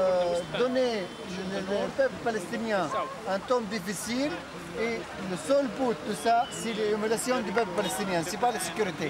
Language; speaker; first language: French; non-native, learner; Arabic